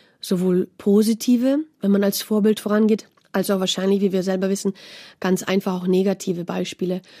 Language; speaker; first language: German; native; German